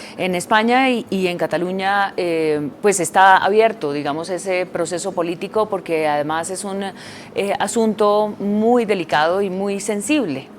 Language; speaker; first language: Spanish; native; Spanish